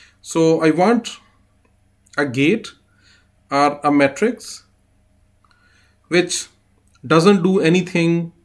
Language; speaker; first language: English; non-native, fluent; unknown